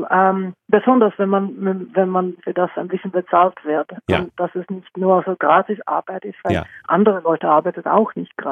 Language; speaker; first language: German; non-native, fluent; Norwegian